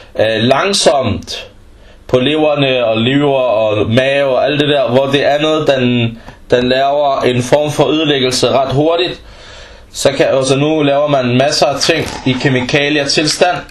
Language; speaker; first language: Danish; non-native, fluent; Arabic